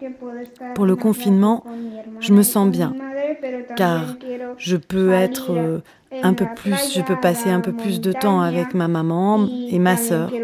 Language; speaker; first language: French; non-native, learner; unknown